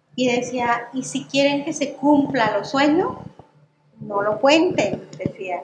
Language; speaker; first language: Spanish; non-native, local second language; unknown